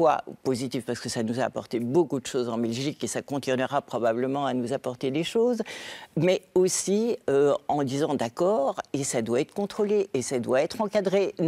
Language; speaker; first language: French; native; French